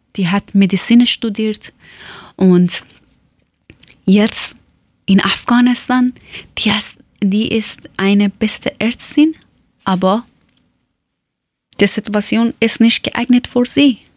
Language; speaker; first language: German; non-native, learner; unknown